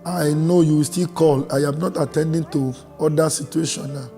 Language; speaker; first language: English; non-native, local second language; Yoruba